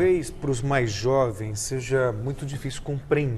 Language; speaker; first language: Portuguese; native; Portuguese